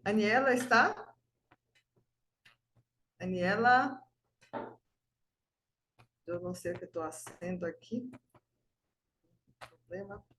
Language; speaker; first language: Portuguese; non-native, fluent; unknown